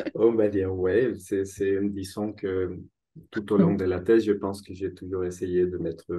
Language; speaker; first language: French; non-native, fluent; Spanish